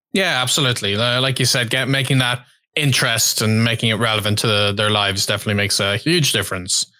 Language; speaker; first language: English; native; English